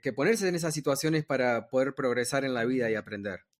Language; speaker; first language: Spanish; native; Spanish